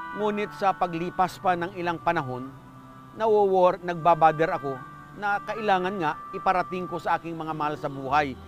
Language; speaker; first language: Filipino; non-native, local second language; Hiligaynon